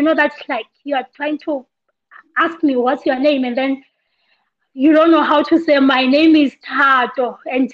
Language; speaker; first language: English; non-native, local second language; Southern Sotho